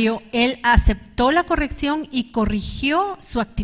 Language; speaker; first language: Spanish; native; Spanish